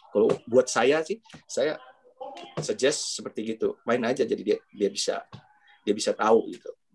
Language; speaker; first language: Indonesian; native; Indonesian